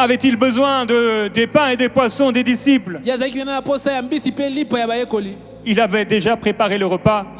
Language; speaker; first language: French; native; French